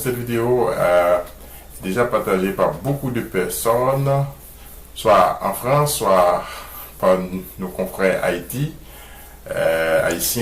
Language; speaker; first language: French; non-native, local second language; Haitian Creole